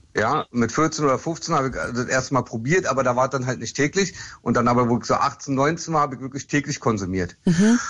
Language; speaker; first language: German; native; German